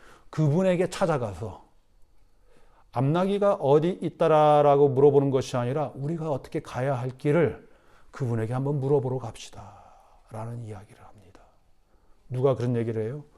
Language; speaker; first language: Korean; native; Korean